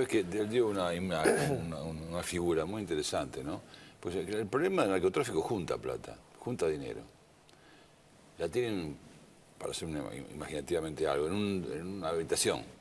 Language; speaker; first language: Spanish; native; Spanish